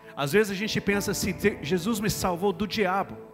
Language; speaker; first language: Portuguese; non-native, fluent; English